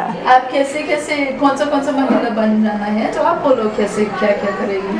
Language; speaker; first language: Hindi; non-native, fluent; English